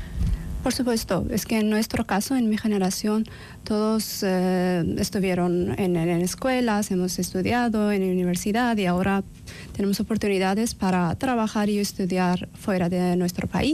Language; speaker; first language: Spanish; non-native, learner; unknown